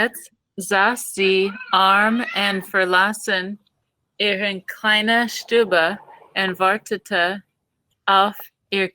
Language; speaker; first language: German; non-native, learner; English